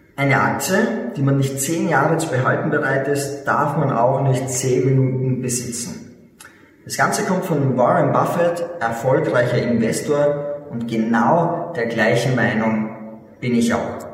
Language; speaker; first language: German; native; German